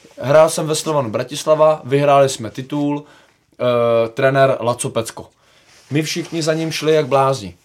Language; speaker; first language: Czech; native; Czech